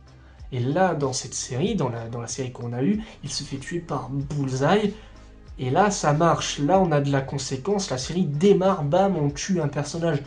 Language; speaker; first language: French; native; French